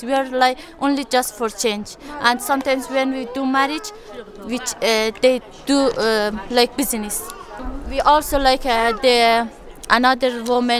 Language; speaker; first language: English; non-native, learner; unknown